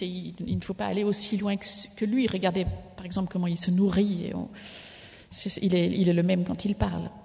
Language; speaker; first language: French; native; French